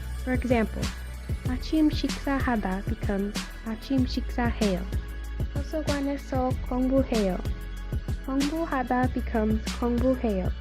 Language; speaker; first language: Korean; non-native, learner; English